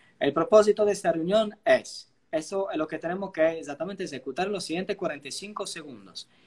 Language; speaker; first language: Spanish; non-native, fluent; Italian